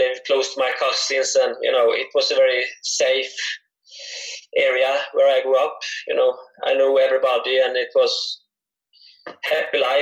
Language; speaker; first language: English; non-native, fluent; Swedish